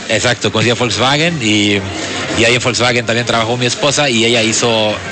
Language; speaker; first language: Spanish; non-native, fluent; German